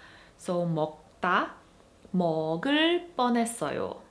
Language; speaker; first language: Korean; non-native, fluent; English